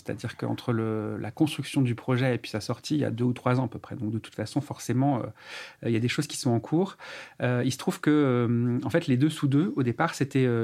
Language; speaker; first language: French; native; French